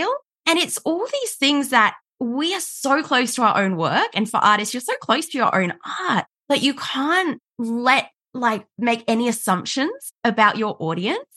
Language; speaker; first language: English; native; English